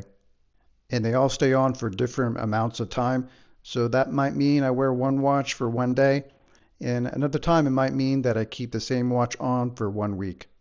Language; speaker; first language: English; native; English